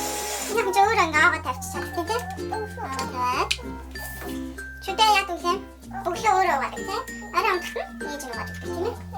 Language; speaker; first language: Mongolian; early bilingual, heritage; Mongolian